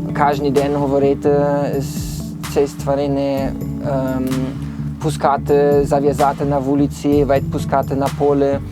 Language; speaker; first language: Ukrainian; non-native, learner; German